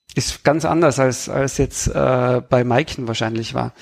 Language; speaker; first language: German; native; German